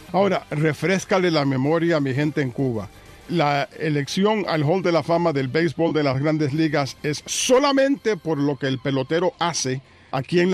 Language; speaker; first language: Spanish; native; Spanish